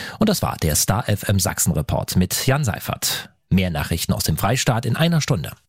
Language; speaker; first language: German; native; German